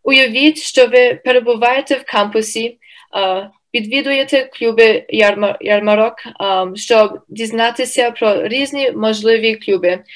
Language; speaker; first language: Ukrainian; early bilingual, heritage; Ukrainian